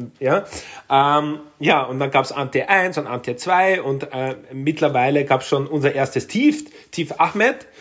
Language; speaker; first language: German; native; German